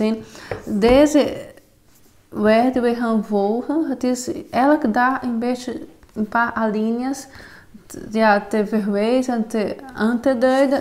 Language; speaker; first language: Dutch; non-native, fluent; Portuguese